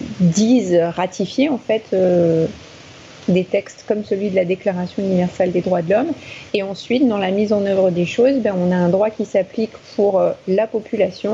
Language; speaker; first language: French; native; French